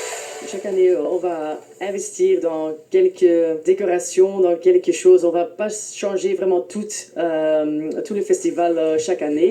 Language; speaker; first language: French; non-native, local second language; Dutch